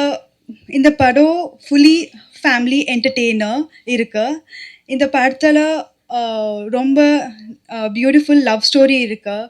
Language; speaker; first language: Tamil; non-native, learner; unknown